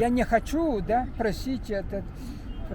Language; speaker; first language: Russian; non-native, fluent; Mongolian